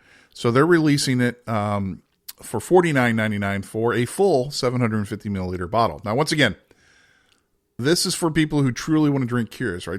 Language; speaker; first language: English; native; English